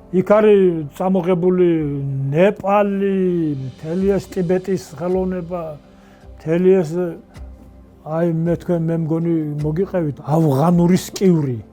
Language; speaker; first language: Georgian; non-native, local second language; Svan